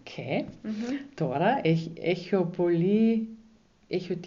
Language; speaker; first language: Greek; non-native, learner; German